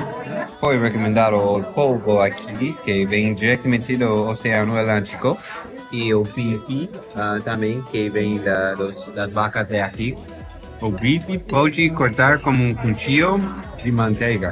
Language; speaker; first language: Portuguese; non-native, fluent; English